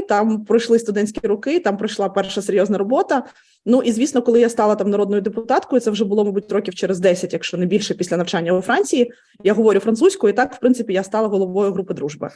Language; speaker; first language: Ukrainian; native; Ukrainian